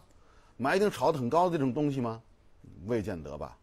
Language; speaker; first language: Chinese; native; Chinese